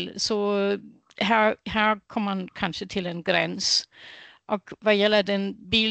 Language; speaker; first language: Swedish; non-native, fluent; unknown